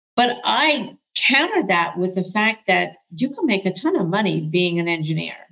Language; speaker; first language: English; early bilingual, other home language; Arabic